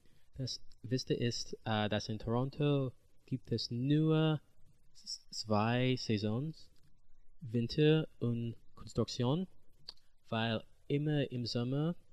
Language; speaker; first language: German; non-native, learner; English